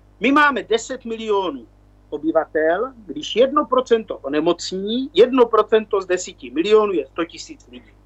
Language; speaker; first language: Czech; native; Czech